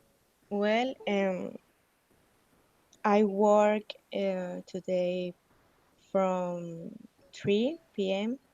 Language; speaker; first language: English; non-native, learner; Spanish